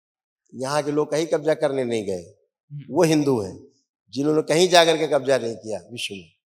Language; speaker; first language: Hindi; native; Hindi